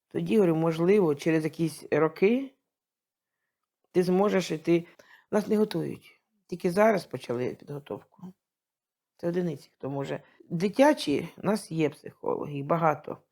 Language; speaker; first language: Ukrainian; native; Ukrainian